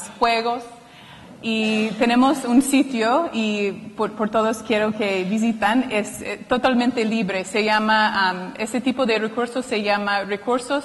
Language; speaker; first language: Spanish; non-native, fluent; English